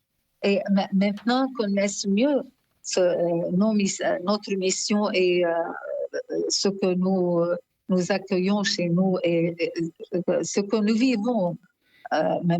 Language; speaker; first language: French; non-native, local second language; Arabic